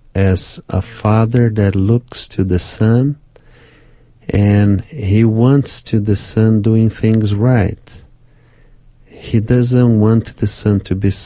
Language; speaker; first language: English; non-native, fluent; Portuguese